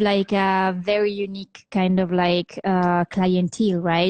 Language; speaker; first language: English; non-native, fluent; Italian